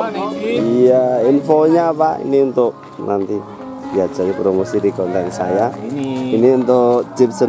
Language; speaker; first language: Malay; non-native, local second language; Javanese